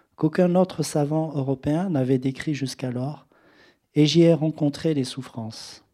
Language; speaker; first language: French; native; French